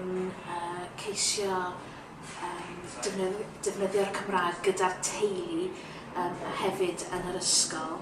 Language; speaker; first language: Welsh; non-native, local second language; English